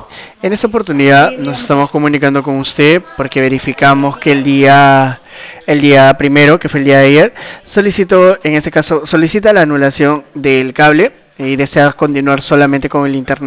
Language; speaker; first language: Spanish; native; Spanish